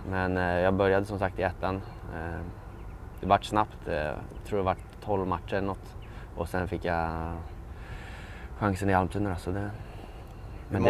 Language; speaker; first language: Swedish; native; Swedish